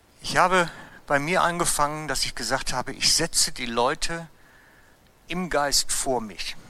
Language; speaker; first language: German; native; German